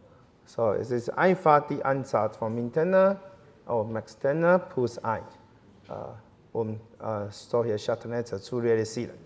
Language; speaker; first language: German; non-native, fluent; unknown